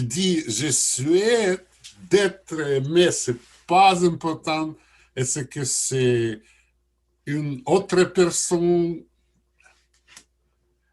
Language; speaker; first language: French; non-native, learner; Russian